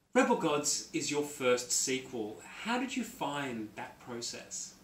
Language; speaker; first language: English; native; English